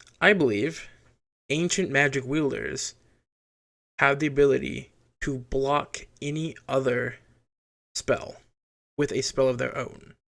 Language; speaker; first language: English; native; English